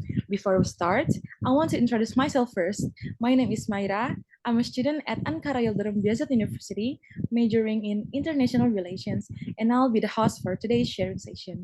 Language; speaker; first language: English; non-native, fluent; Indonesian